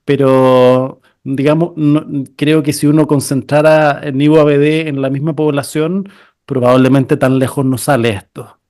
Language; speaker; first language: Spanish; native; Spanish